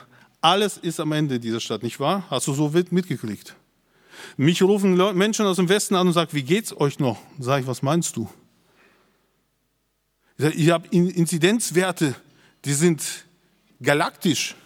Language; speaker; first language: German; native; German